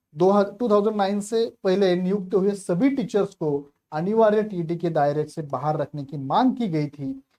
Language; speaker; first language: Hindi; non-native, local second language; Marathi